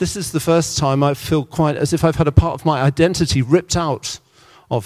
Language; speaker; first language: English; native; English